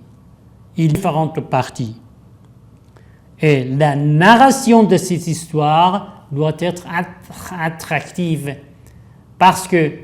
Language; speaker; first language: French; non-native, fluent; Persian